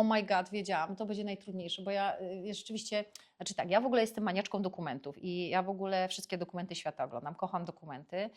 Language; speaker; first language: Polish; native; Polish